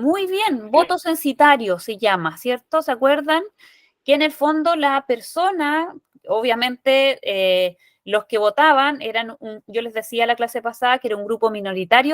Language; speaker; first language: Spanish; native; Spanish